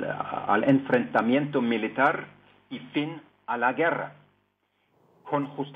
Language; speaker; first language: Spanish; non-native, fluent; Norwegian